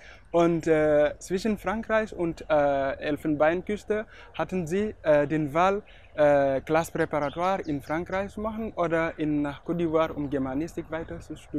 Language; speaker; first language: German; non-native, fluent; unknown